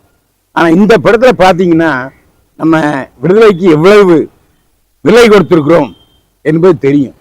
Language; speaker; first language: Tamil; native; Tamil